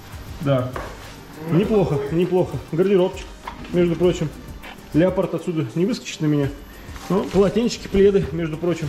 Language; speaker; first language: Russian; native; Russian